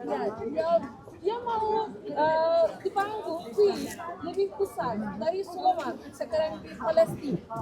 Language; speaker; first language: Indonesian; non-native, learner; Turkish